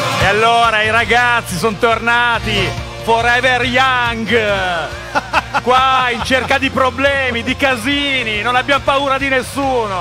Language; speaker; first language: Italian; native; Italian